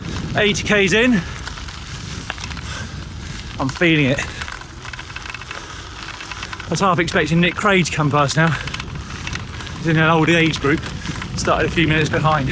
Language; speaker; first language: English; native; English